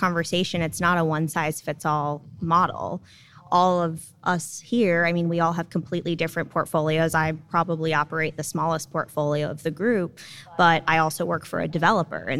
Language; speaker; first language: English; native; English